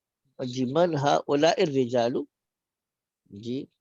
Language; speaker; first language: Arabic; non-native, fluent; Urdu